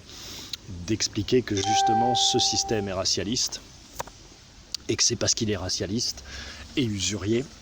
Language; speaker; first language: French; native; French